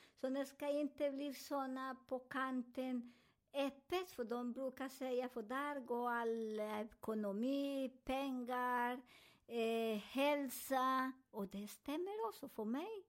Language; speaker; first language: Swedish; non-native, learner; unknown